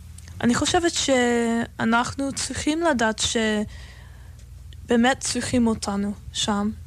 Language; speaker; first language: Hebrew; non-native, fluent; English